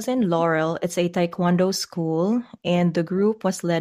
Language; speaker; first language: English; non-native, local second language; Filipino